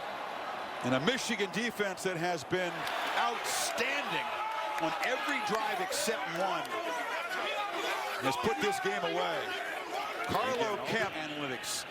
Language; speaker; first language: English; native; English